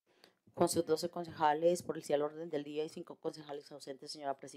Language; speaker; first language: Spanish; native; Spanish